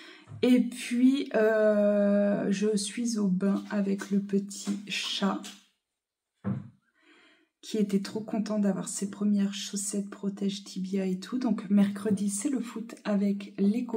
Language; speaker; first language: French; native; French